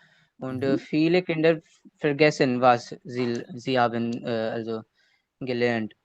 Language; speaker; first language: German; non-native, learner; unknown